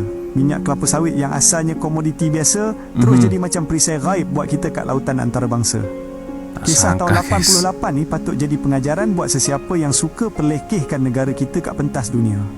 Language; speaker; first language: Malay; native; Malay